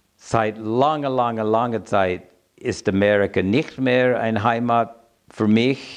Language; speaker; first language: German; non-native, fluent; English